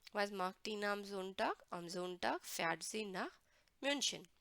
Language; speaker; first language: German; non-native, fluent; Hindi